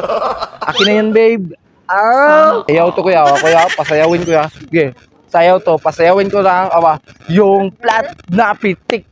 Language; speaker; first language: Filipino; non-native, local second language; Cebuano